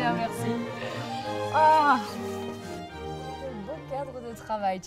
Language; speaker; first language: French; native; French